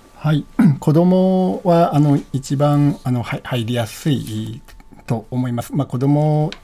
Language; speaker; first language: Japanese; native; Japanese